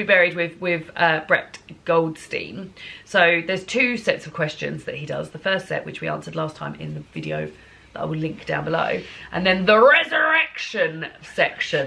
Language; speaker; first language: English; native; English